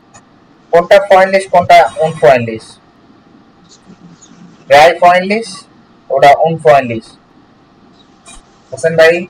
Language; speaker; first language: German; non-native, learner; Bangla